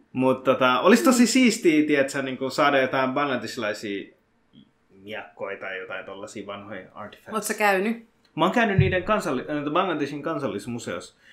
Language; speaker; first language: Finnish; early bilingual, other home language; Bangla